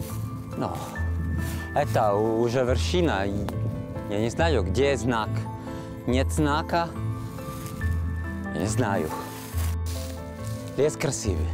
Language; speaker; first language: Russian; non-native, learner; Italian